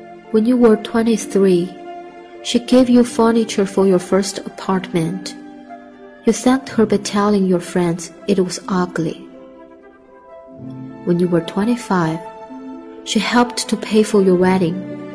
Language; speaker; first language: English; non-native, fluent; Chinese